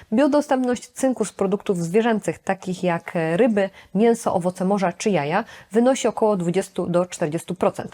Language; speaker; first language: Polish; native; Polish